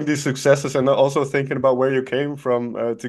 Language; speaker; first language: English; non-native, fluent; Dutch